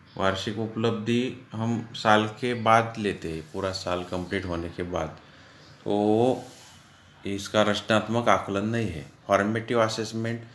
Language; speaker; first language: Hindi; non-native, local second language; Marathi